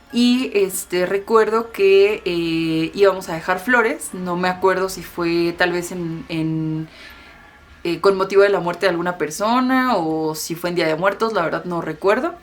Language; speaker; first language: Spanish; native; Spanish